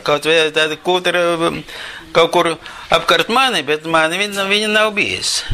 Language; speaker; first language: Latvian; non-native, local second language; Russian